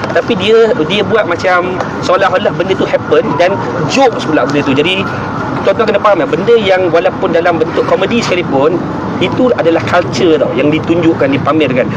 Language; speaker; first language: Malay; native; Malay